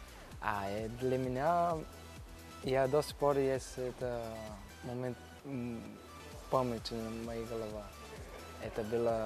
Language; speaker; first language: Russian; non-native, learner; Portuguese